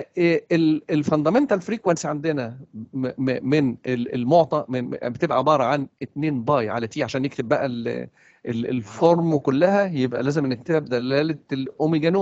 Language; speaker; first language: Arabic; native; Arabic